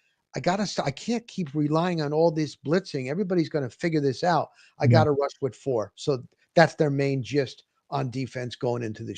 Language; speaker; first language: English; native; English